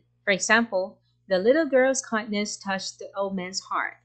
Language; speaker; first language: English; non-native, fluent; Chinese